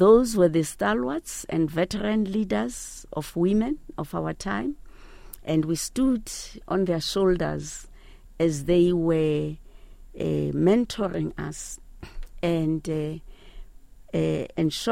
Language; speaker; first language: English; non-native, local second language; Xhosa